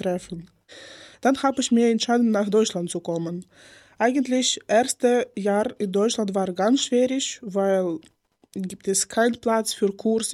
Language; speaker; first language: German; non-native, learner; Ukrainian